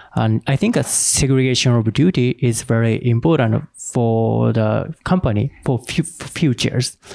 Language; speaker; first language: English; non-native, learner; Japanese